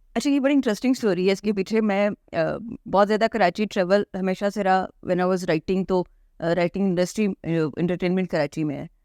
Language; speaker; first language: Urdu; non-native, local second language; Punjabi